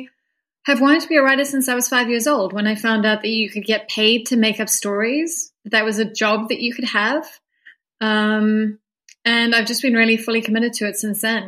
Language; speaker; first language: English; native; English